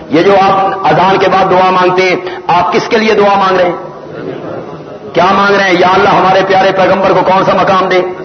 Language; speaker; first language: Urdu; non-native, local second language; Punjabi